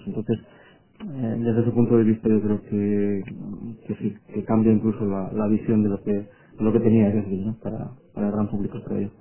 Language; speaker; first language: Spanish; non-native, local second language; Basque